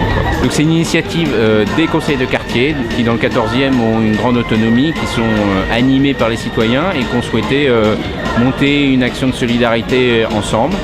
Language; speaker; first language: French; native; French